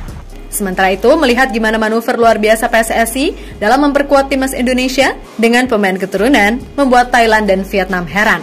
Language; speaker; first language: Indonesian; native; Indonesian